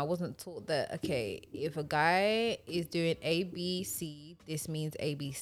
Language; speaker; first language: English; native; English